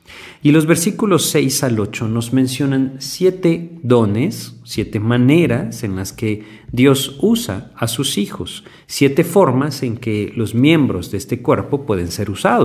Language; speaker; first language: Spanish; native; Spanish